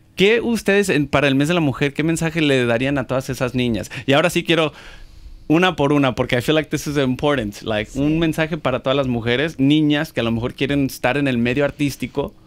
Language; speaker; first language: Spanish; early bilingual, heritage; Spanish